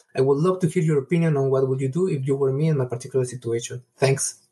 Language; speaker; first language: English; non-native, fluent; Spanish